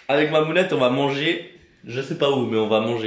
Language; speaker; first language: French; native; French